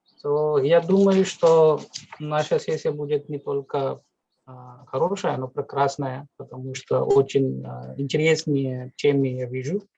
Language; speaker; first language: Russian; non-native, fluent; Hindi